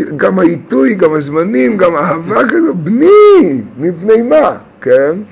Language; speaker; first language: Hebrew; native; Hebrew